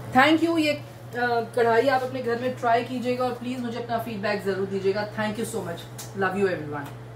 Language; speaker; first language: Urdu; native; Urdu